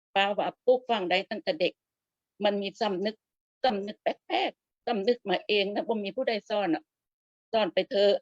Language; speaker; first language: Thai; non-native, local second language; Lao